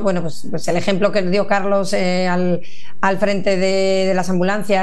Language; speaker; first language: Spanish; native; Spanish